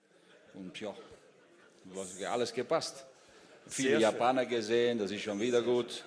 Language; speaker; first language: German; non-native, fluent; Russian